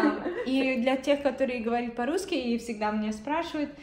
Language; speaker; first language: Russian; non-native, fluent; English